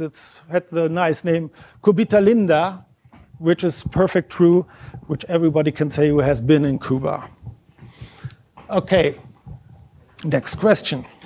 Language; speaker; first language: English; non-native, fluent; German